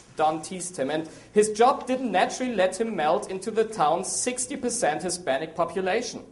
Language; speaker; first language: English; non-native, fluent; German